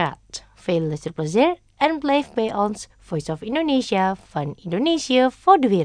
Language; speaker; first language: Dutch; non-native, fluent; Indonesian